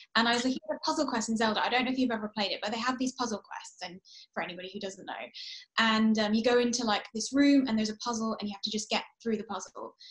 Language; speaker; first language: English; early bilingual, heritage; English